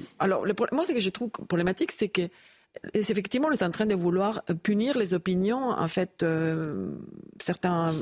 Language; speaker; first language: French; non-native, fluent; Spanish